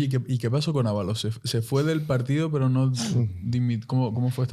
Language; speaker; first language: Spanish; native; Spanish